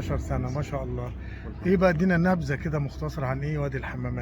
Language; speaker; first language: Arabic; native; Arabic